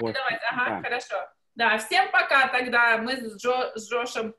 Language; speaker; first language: Russian; native; Russian